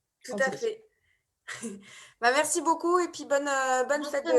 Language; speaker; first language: French; native; French